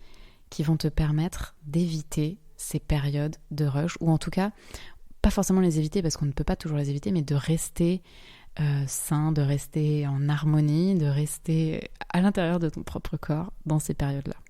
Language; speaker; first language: French; native; French